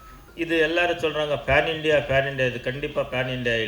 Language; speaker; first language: Tamil; non-native, learner; Kannada